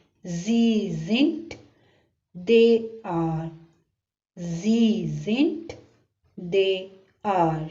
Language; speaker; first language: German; non-native, learner; Urdu